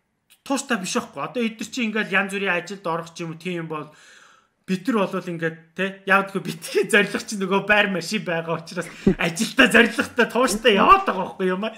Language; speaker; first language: Mongolian; native; Mongolian